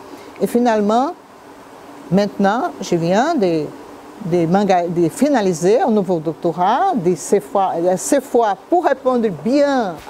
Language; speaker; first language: French; non-native, fluent; Portuguese